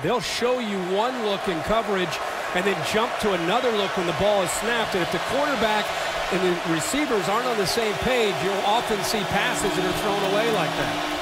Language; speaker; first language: English; native; English